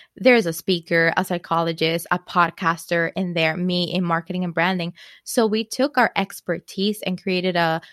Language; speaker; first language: English; non-native, fluent; Spanish